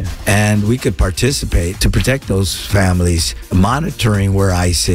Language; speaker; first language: Spanish; non-native, fluent; English